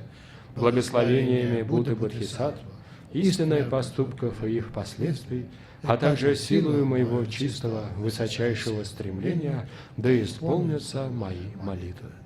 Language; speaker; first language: Russian; native; Russian